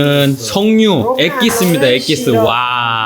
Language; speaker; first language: Korean; native; Korean